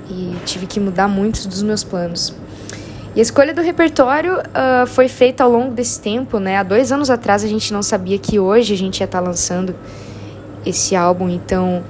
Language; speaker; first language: Portuguese; native; Portuguese